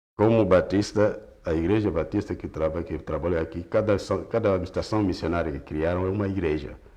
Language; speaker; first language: Portuguese; non-native, local second language; Kongo